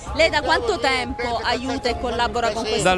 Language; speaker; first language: Italian; native; Italian